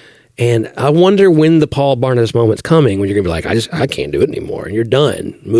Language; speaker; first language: English; native; English